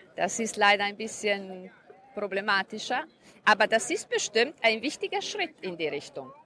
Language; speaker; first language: German; non-native, fluent; Italian